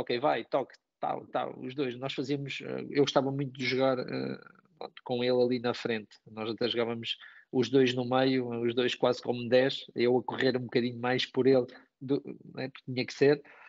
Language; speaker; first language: Portuguese; native; Portuguese